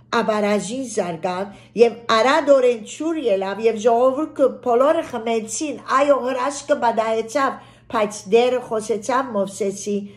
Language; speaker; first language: Armenian; early bilingual, heritage; Armenian